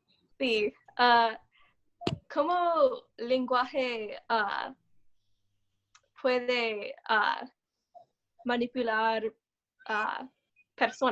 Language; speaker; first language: Spanish; non-native, learner; English